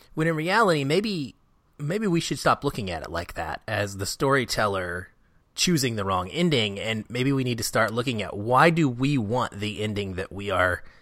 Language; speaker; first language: English; native; English